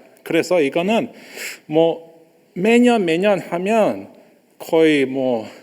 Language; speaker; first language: Korean; non-native, learner; English